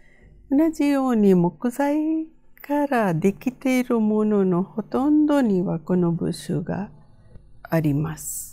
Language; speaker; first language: Japanese; non-native, fluent; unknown